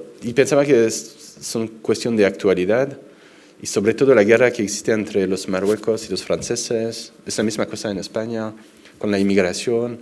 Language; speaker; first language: Spanish; non-native, fluent; French